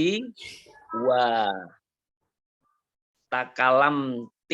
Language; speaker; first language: Arabic; non-native, learner; Indonesian